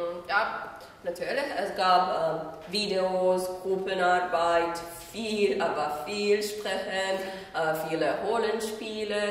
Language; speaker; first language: German; non-native, fluent; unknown